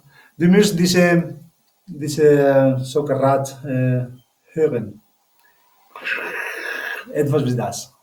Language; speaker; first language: German; non-native, learner; Spanish